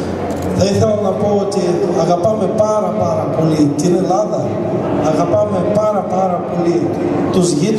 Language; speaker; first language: Greek; non-native, fluent; Bulgarian